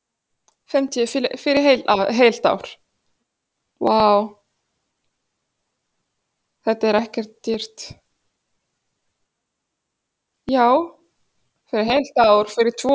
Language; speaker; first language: Icelandic; non-native, fluent; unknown